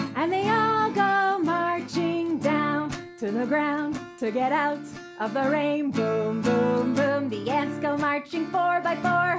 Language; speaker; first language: English; native; English